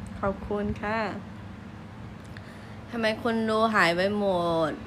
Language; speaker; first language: Thai; non-native, local second language; Shan